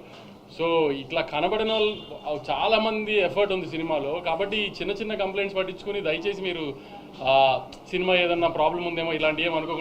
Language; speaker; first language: Telugu; native; Telugu